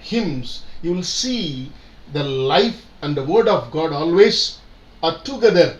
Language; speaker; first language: English; non-native, local second language; Tamil